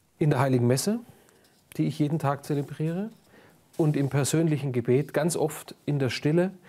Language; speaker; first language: German; native; German